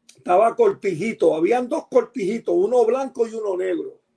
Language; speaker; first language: Spanish; early bilingual, heritage; Spanish